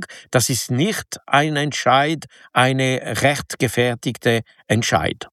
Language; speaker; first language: German; non-native, local second language; French